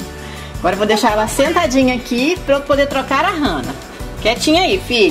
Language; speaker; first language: Portuguese; native; Portuguese